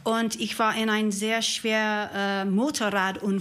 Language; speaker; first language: German; non-native, learner; English